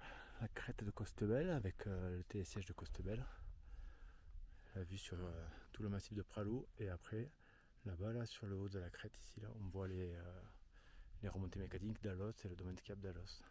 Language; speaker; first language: French; native; French